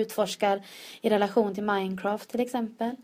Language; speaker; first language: Swedish; native; Swedish